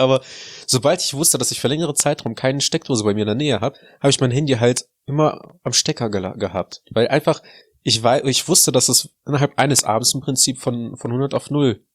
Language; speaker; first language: German; early bilingual, other home language; Russian